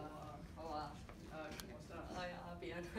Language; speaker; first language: Spanish; non-native, learner; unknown